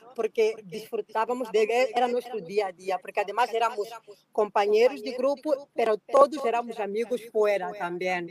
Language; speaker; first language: Spanish; non-native, fluent; Portuguese